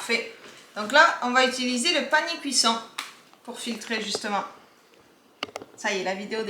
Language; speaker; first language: French; native; French